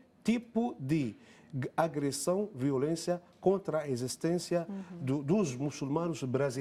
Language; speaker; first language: Portuguese; non-native, fluent; Arabic